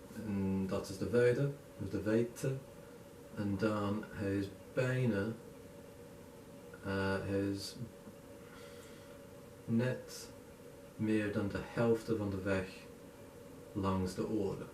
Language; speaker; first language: Dutch; non-native, learner; English